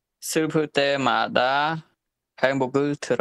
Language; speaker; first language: Korean; non-native, learner; Khmer